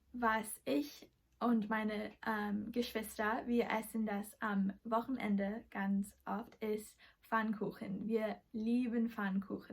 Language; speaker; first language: German; non-native, learner; English